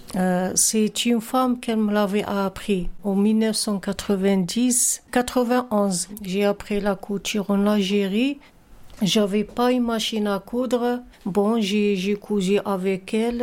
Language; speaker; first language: French; non-native, learner; Arabic